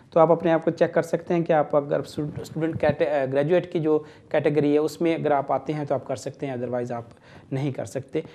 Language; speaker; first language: Urdu; native; Urdu